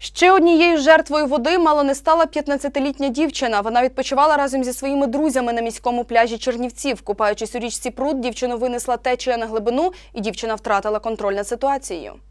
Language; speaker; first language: Ukrainian; native; Ukrainian